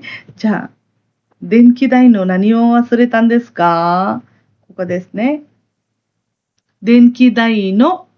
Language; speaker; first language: Japanese; non-native, fluent; Hindi